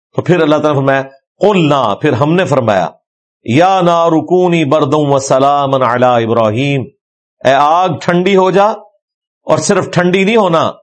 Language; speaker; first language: Urdu; non-native, local second language; Punjabi